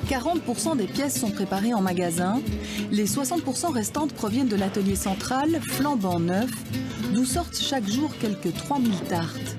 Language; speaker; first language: French; native; French